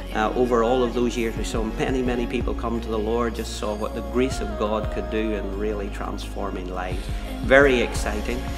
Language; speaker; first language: English; native; English